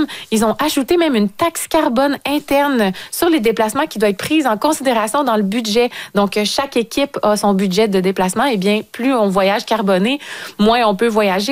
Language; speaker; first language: French; native; French